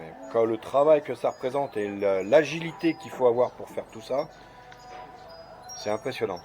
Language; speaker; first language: French; native; French